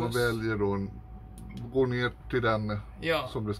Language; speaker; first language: Swedish; native; Swedish